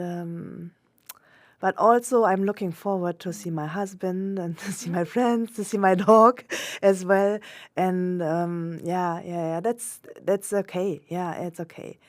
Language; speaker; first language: English; non-native, local second language; German